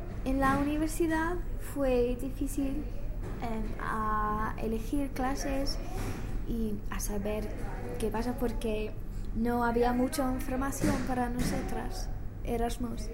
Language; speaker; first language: Spanish; non-native, learner; English